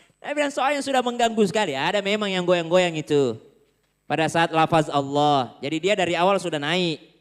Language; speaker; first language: Indonesian; native; Indonesian